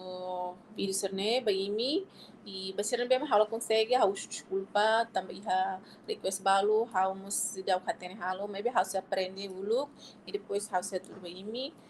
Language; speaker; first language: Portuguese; non-native, local second language; Tetum